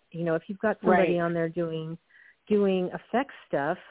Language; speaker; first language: English; native; English